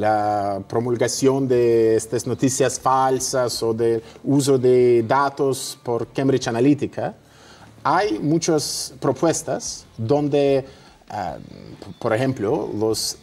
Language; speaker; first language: Spanish; non-native, fluent; Russian